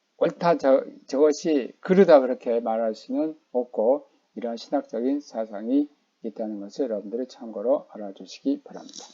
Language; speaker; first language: Korean; native; Korean